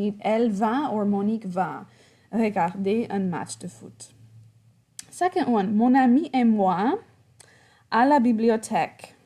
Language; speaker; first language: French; non-native, fluent; English